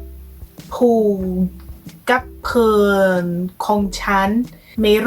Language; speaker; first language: Thai; non-native, learner; English